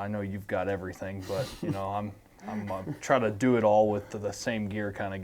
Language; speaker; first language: English; native; English